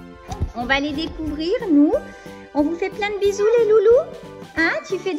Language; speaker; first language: French; native; French